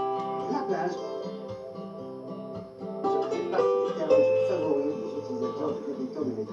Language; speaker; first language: French; native; French